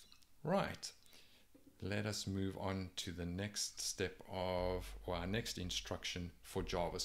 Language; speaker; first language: English; native; English